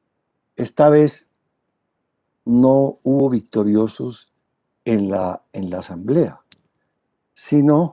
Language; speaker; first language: Spanish; native; Spanish